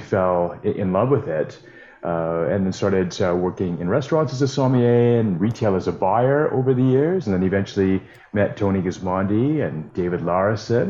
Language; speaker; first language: English; native; English